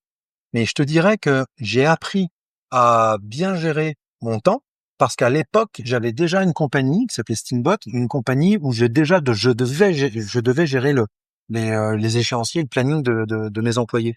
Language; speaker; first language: French; native; French